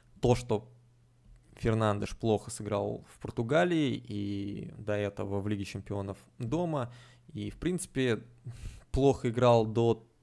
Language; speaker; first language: Russian; native; Russian